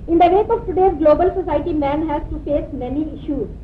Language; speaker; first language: English; non-native, local second language; Urdu